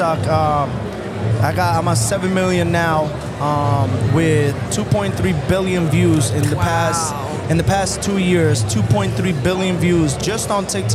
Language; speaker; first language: English; early bilingual, other home language; Spanish